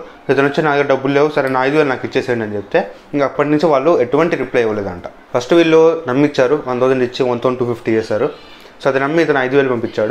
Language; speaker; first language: Telugu; native; Telugu